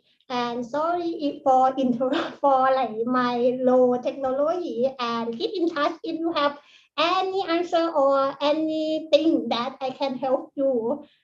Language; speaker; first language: English; non-native, learner; Thai